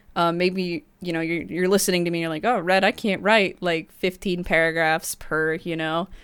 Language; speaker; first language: English; early bilingual, other home language; Spanish